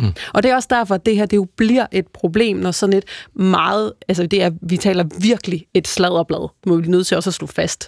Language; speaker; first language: Danish; native; Danish